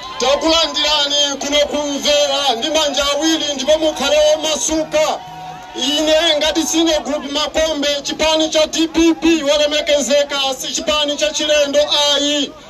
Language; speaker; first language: Nyanja; native; Nyanja